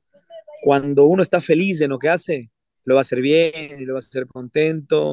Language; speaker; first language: Spanish; native; Spanish